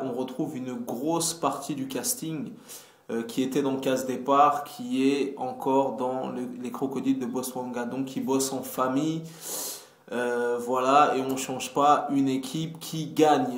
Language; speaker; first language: French; native; French